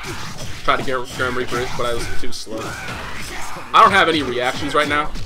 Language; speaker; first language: English; native; English